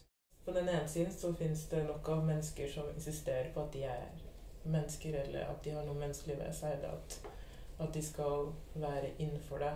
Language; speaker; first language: Norwegian; early bilingual, other home language; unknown